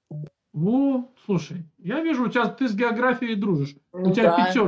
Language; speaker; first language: Russian; native; Russian